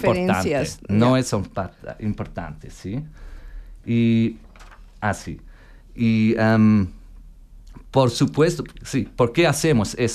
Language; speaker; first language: Spanish; non-native, learner; German